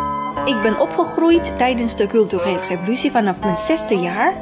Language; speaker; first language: Dutch; non-native, fluent; Chinese